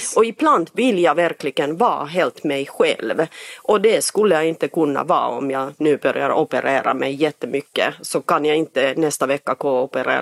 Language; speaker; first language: Swedish; non-native, fluent; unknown